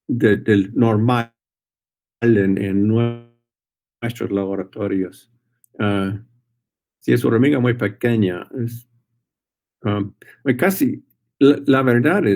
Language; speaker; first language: Spanish; non-native, fluent; English